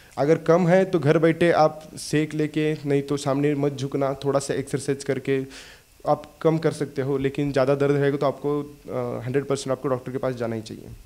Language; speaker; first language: Hindi; non-native, local second language; Marathi